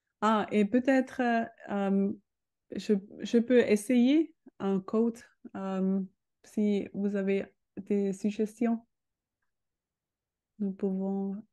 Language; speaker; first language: French; non-native, learner; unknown